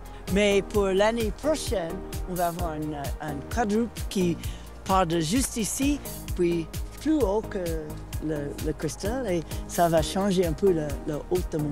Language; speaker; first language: French; non-native, fluent; English